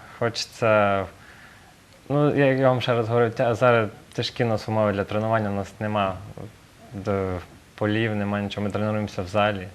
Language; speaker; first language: Ukrainian; native; Ukrainian